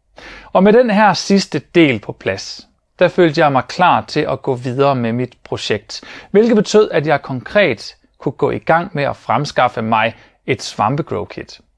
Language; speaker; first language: Danish; native; Danish